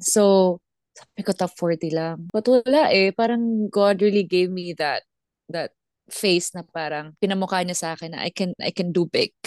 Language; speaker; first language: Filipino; non-native, local second language; Cebuano